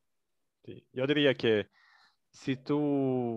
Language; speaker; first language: Spanish; non-native, fluent; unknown